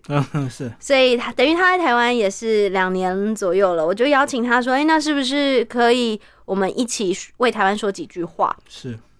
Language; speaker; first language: Chinese; native; Chinese